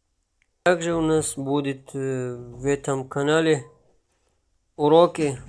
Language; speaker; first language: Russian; non-native, local second language; Tajik